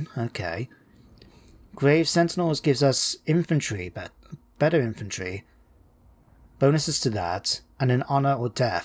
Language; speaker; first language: English; native; English